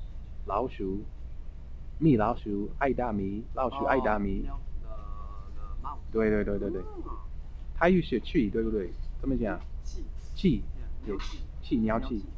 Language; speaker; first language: Chinese; non-native, fluent; English